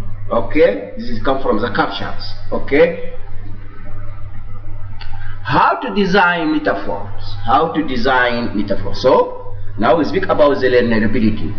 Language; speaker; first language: English; non-native, fluent; Arabic